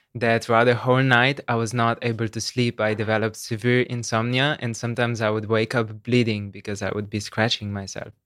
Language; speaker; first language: English; non-native, fluent; Slovenian